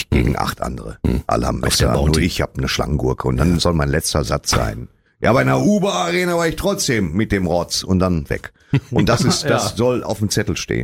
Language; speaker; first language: German; native; German